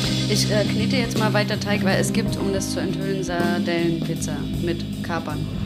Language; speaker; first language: German; native; German